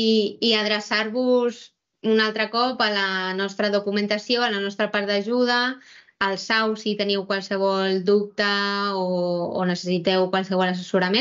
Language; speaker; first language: Catalan; native; Catalan